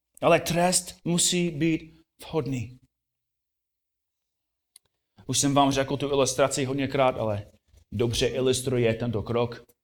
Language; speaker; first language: Czech; non-native, fluent; English